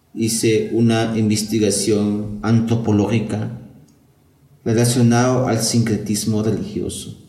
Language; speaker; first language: Spanish; non-native, local second language; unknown